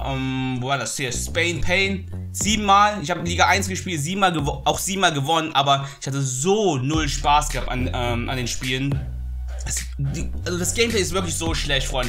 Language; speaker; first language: German; native; German